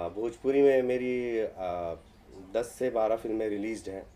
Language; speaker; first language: Hindi; native; Hindi